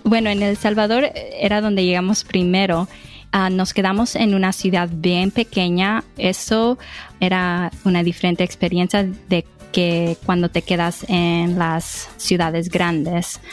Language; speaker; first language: Spanish; early bilingual, heritage; English